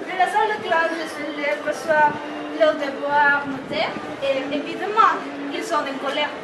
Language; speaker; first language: French; non-native, learner; Spanish